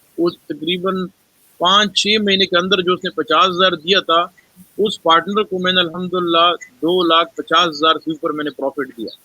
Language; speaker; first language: Urdu; non-native, local second language; Pashto